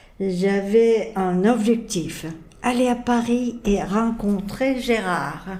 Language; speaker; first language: French; non-native, fluent; Japanese